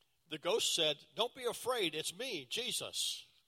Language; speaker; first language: English; native; English